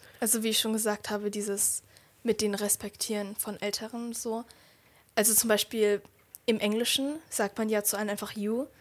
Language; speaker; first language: German; native; German